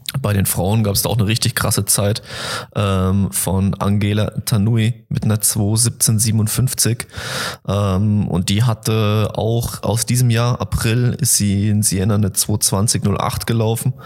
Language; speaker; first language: German; native; German